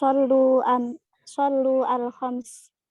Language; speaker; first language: Arabic; non-native, learner; Indonesian